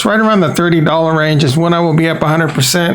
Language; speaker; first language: English; native; English